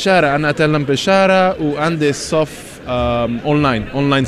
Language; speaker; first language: Arabic; non-native, learner; Japanese